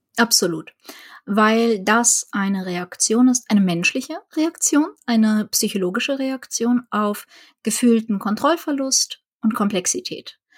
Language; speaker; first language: German; early bilingual, other home language; Russian